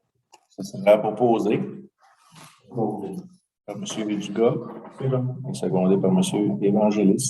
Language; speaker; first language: French; native; French